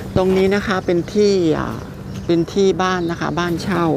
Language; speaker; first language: Thai; non-native, local second language; Northeastern Thai